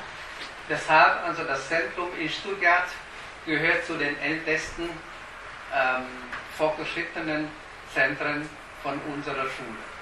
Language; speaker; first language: German; non-native, fluent; Vietnamese